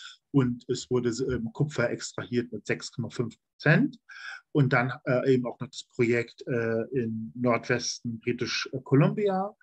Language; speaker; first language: German; native; German